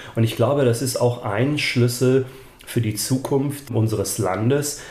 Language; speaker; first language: German; early bilingual, other home language; Bosnian